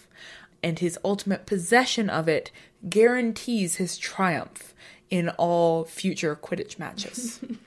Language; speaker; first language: English; native; English